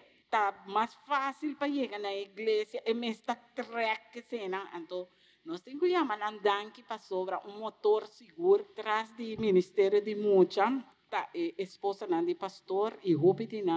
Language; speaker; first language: Portuguese; non-native, learner; Papiamento